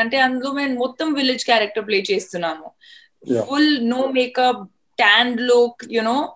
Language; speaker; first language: Telugu; non-native, fluent; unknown